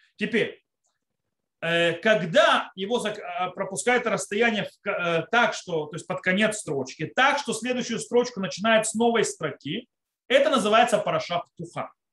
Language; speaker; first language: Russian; early bilingual, heritage; Russian